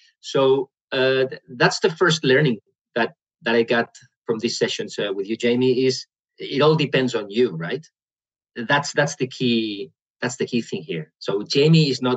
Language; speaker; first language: English; non-native, fluent; Spanish